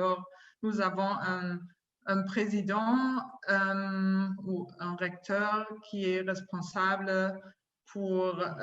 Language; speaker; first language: French; non-native, fluent; German